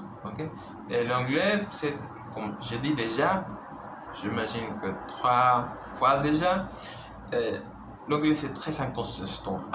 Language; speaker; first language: French; non-native, learner; Spanish